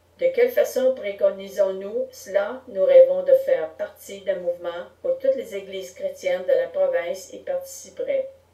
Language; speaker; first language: French; native; French